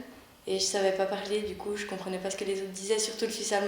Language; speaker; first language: French; native; French